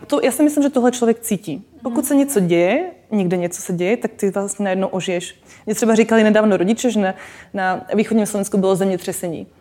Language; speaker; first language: Czech; non-native, local second language; Slovak